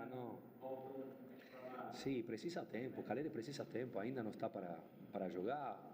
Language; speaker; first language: Portuguese; non-native, fluent; Spanish